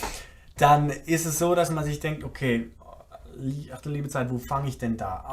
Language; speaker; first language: German; native; German